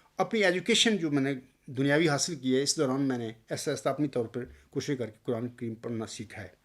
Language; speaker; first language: Urdu; non-native, local second language; Punjabi